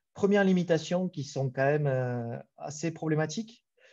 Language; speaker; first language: French; native; French